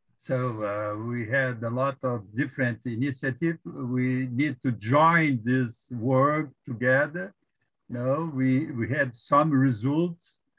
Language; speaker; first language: English; non-native, fluent; Portuguese